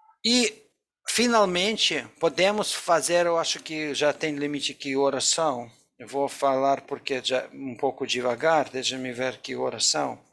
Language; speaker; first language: Portuguese; non-native, fluent; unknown